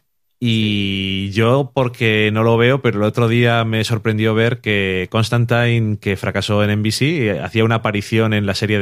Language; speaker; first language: Spanish; native; Spanish